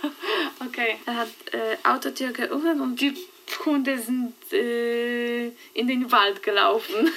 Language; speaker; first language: German; non-native, fluent; Polish